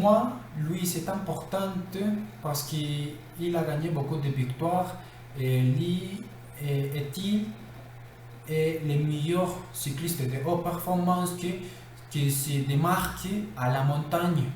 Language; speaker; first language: French; non-native, learner; Spanish